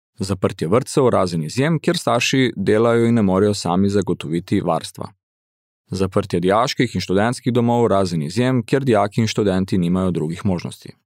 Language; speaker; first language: Slovenian; early bilingual, heritage; Slovenian